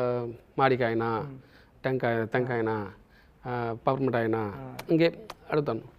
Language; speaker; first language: Telugu; non-native, learner; Tamil